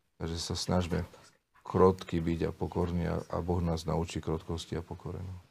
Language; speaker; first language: Slovak; native; Slovak